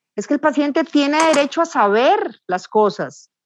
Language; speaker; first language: Spanish; native; Spanish